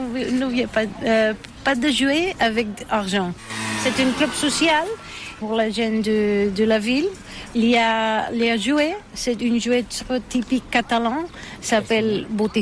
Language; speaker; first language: French; non-native, learner; Catalan